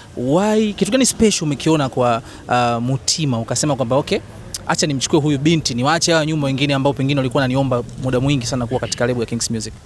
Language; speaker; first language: Swahili; native; Swahili